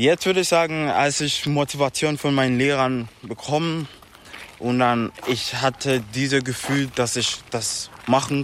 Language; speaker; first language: German; non-native, fluent; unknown